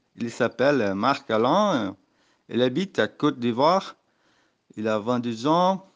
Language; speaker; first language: French; non-native, learner; Portuguese